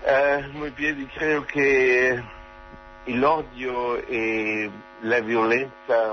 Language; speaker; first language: Spanish; non-native, learner; German